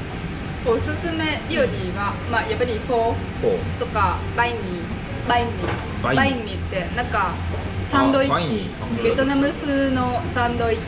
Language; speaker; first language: Japanese; non-native, fluent; Vietnamese